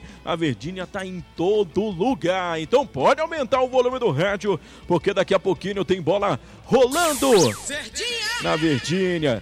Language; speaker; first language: Portuguese; native; Portuguese